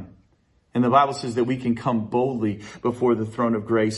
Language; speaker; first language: English; native; English